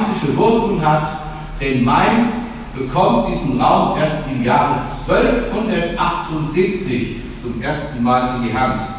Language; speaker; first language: German; native; German